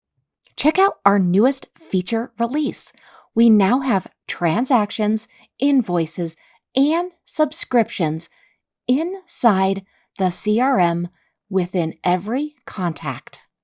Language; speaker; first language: English; native; English